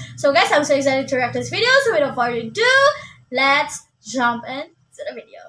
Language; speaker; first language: English; non-native, local second language; Cebuano